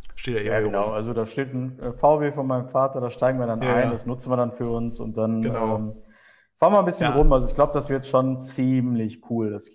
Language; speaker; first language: German; early bilingual, other home language; Turkish